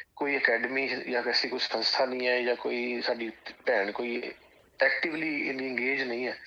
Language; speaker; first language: Punjabi; native; Punjabi